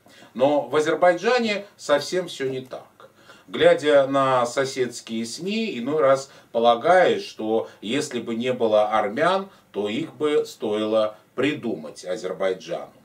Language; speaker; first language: Russian; native; Russian